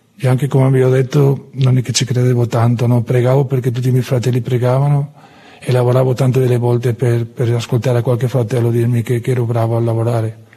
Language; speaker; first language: Italian; non-native, fluent; Spanish